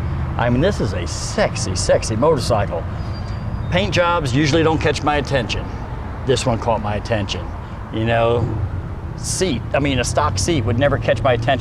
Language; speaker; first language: English; native; English